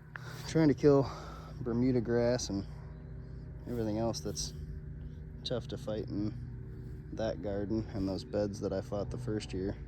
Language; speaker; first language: English; native; English